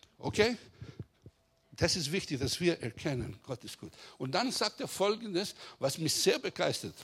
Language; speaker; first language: German; non-native, fluent; Greek